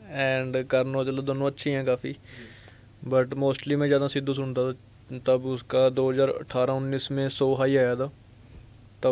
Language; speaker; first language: Hindi; non-native, local second language; Punjabi